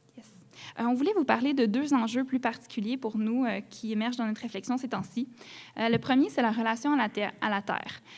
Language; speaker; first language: French; native; French